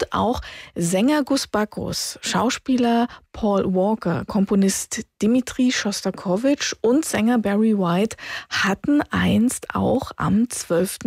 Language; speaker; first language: German; native; German